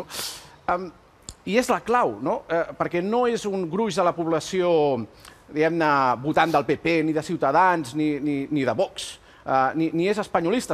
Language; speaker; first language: Catalan; native; Catalan